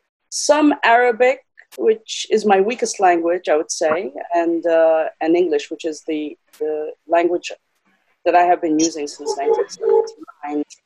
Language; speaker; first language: English; non-native, local second language; Armenian